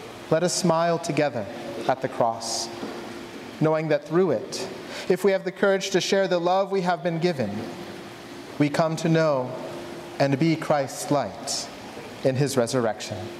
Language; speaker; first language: English; native; English